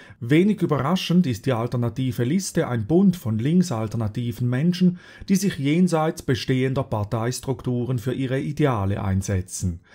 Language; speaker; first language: German; native; German